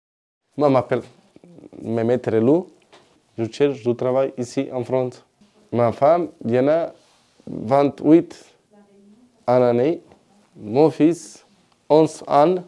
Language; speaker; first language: French; non-native, learner; Romanian